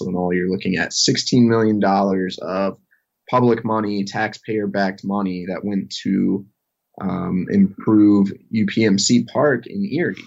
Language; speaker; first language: English; native; English